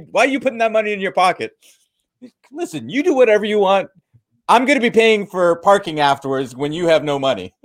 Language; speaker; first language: English; early bilingual, other home language; Hindi